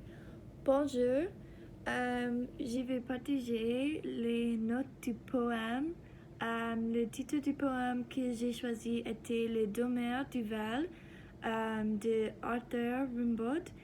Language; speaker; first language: French; non-native, learner; English